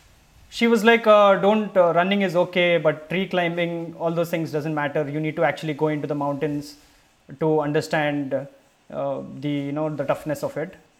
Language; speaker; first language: English; non-native, local second language; Kannada